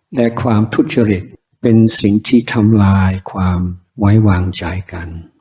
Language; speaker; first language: Thai; non-native, fluent; English